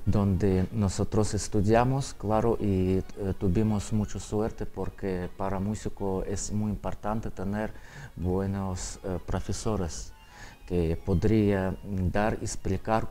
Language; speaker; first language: Spanish; non-native, learner; Russian